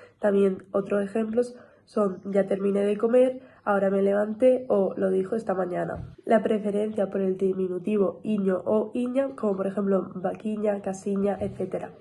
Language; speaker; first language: Spanish; native; Spanish